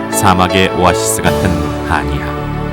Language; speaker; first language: Korean; native; Korean